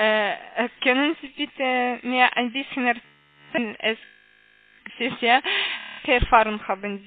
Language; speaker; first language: German; non-native, learner; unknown